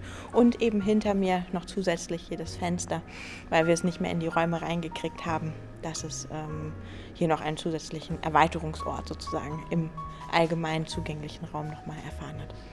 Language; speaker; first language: German; native; German